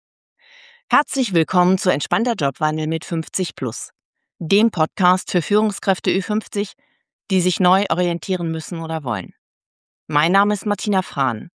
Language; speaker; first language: German; native; German